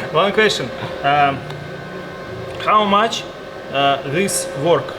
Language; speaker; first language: English; non-native, learner; Russian